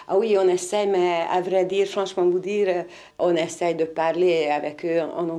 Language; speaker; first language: French; non-native, fluent; Hungarian